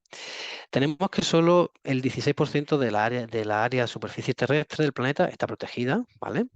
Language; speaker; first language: Spanish; native; Spanish